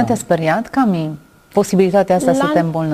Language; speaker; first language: Romanian; native; Romanian